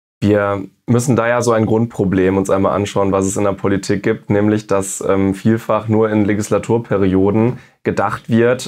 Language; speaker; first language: German; native; German